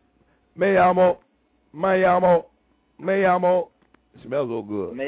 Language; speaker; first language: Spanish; non-native, learner; English